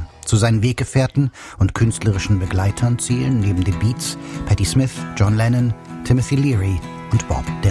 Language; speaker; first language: German; native; German